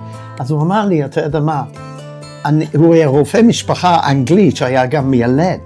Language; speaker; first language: Hebrew; non-native, fluent; English